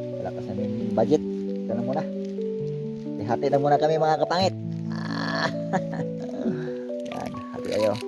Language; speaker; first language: Filipino; non-native, local second language; Cebuano